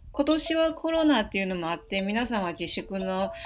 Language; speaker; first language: Japanese; non-native, fluent; Chinese